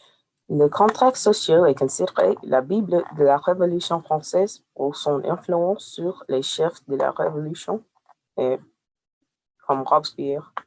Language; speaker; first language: French; non-native, learner; English